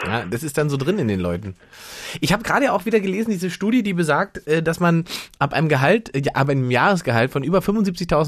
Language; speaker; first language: German; native; German